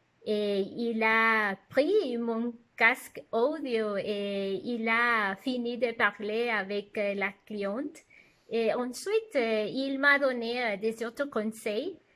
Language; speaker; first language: French; non-native, fluent; Spanish